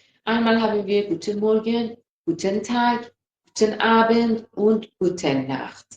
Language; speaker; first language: German; non-native, fluent; Persian